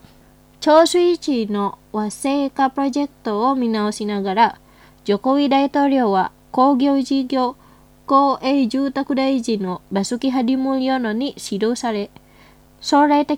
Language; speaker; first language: Japanese; non-native, fluent; Indonesian